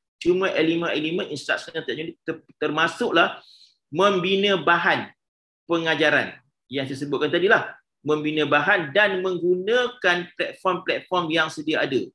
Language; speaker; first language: Malay; native; Malay